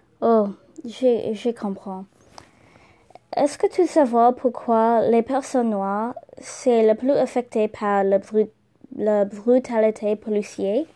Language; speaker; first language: French; non-native, learner; English